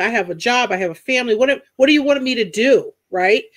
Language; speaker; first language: English; native; English